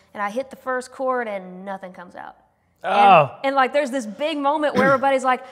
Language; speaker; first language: English; native; English